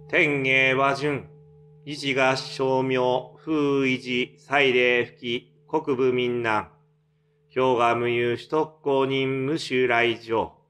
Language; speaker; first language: Japanese; native; Japanese